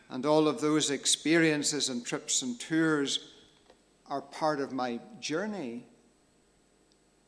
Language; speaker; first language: English; native; English